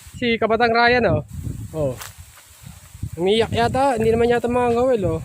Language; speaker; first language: Filipino; native; Filipino